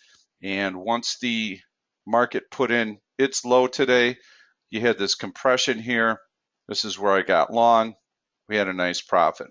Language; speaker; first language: English; native; English